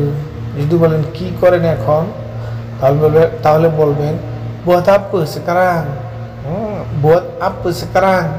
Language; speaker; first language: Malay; non-native, fluent; Bangla